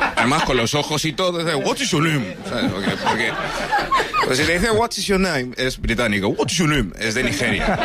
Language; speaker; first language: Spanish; early bilingual, other home language; English